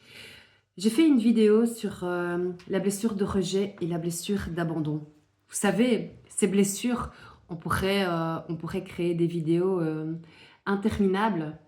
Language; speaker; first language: French; native; French